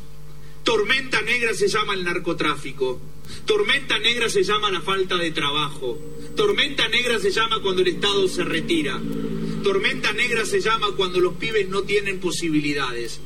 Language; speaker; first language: Spanish; native; Spanish